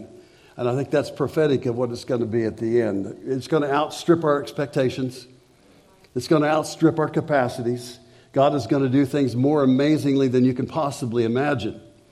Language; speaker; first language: English; native; English